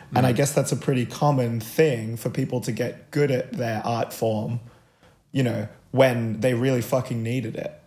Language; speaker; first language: English; native; English